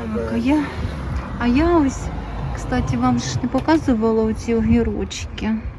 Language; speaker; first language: Ukrainian; non-native, local second language; Russian